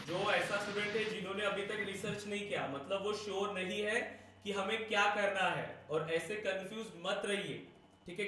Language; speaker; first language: Hindi; native; Hindi